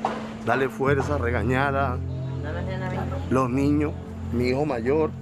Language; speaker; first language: Spanish; native; Spanish